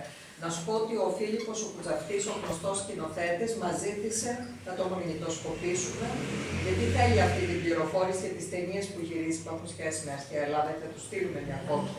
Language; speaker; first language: Greek; native; Greek